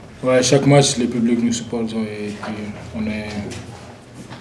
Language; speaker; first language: French; non-native, fluent; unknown